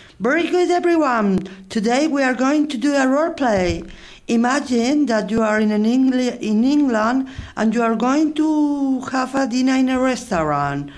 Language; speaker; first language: English; non-native, fluent; Spanish